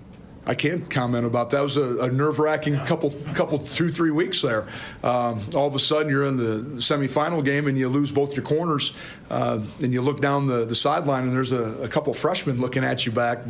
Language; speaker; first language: English; native; English